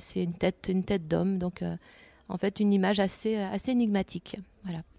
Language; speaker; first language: French; native; French